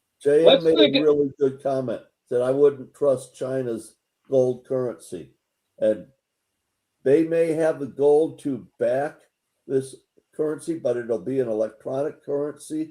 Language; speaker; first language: English; native; English